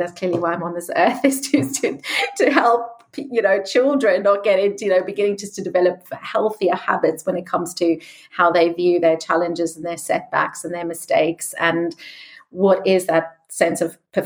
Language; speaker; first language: English; native; English